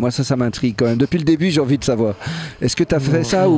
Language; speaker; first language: French; native; French